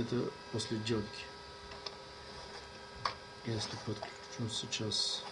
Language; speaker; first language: Russian; non-native, learner; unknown